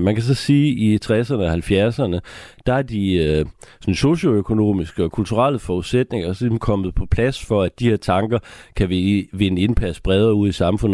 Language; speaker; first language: Danish; native; Danish